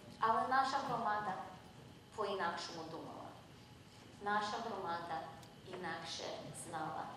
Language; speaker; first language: Ukrainian; early bilingual, heritage; English